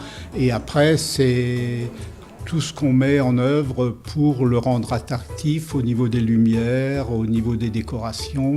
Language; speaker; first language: French; native; French